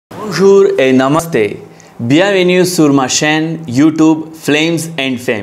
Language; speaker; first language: French; non-native, fluent; Hindi